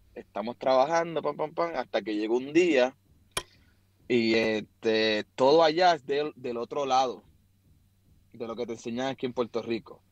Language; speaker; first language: Spanish; native; Spanish